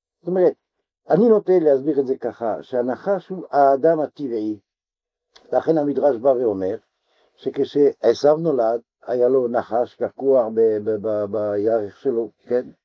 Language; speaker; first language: Hebrew; non-native, fluent; French